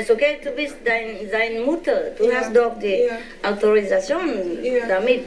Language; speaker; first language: German; non-native, learner; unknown